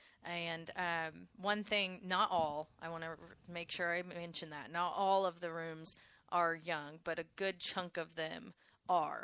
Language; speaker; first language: English; native; English